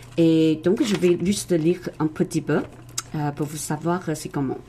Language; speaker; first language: French; non-native, learner; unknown